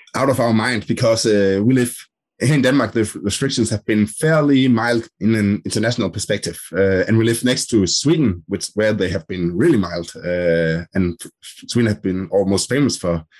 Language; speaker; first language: English; non-native, fluent; Danish